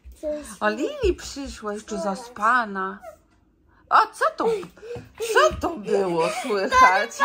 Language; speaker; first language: Polish; native; Polish